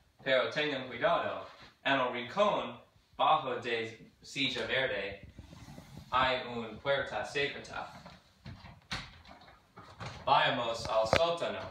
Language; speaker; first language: Spanish; non-native, learner; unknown